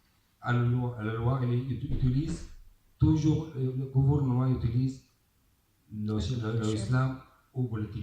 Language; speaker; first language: French; non-native, learner; Arabic